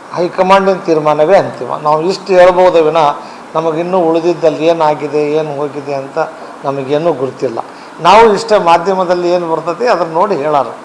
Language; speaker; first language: Kannada; non-native, local second language; Lambadi